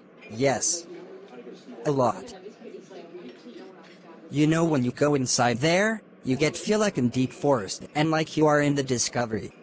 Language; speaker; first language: English; non-native, learner; Khmer